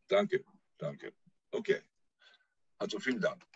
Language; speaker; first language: German; non-native, learner; English